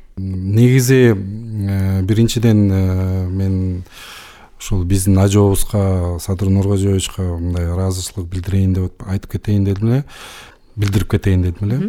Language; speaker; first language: Kyrgyz; native; Kyrgyz